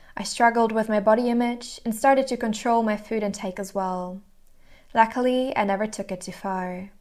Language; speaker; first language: English; non-native, fluent; German